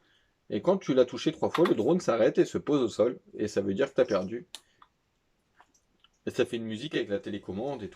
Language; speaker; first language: French; native; French